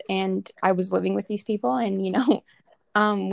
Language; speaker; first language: English; native; English